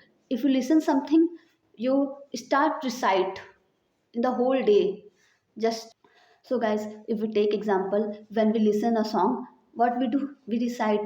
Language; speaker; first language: English; non-native, learner; Hindi